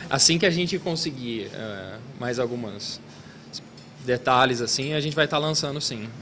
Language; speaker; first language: Portuguese; native; Portuguese